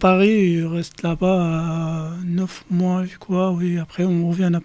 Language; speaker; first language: French; non-native, learner; Arabic